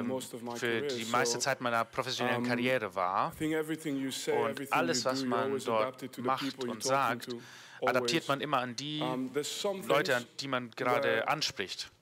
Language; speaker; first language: German; non-native, fluent; French